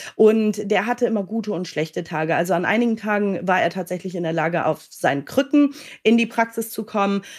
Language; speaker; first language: German; native; German